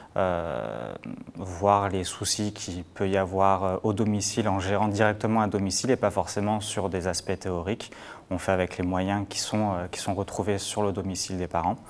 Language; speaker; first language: French; native; French